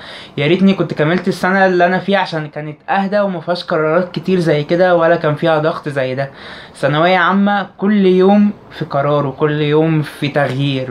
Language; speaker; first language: Arabic; native; Arabic